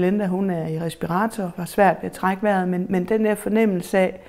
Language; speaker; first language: Danish; native; Danish